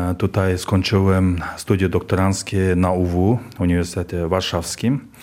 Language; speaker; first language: Polish; non-native, fluent; Kazakh